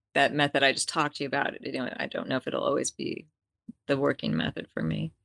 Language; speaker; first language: English; native; English